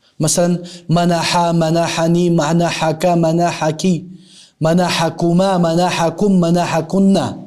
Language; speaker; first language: Urdu; native; Urdu